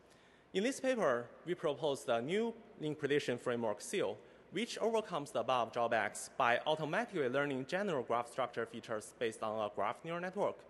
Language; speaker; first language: English; non-native, fluent; Chinese